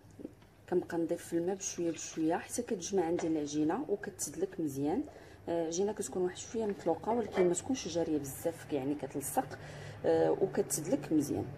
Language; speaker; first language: Arabic; native; Arabic